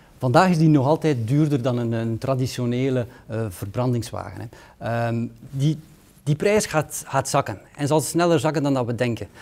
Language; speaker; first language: Dutch; native; Dutch